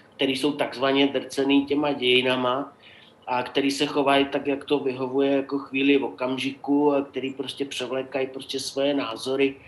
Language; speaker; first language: Czech; native; Czech